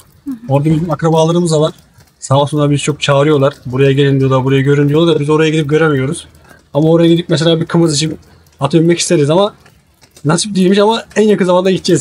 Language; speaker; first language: Turkish; early bilingual, other home language; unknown